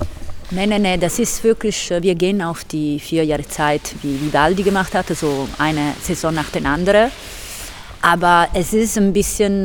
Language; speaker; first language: German; non-native, fluent; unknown